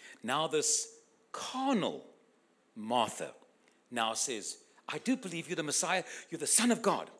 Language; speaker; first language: English; native; English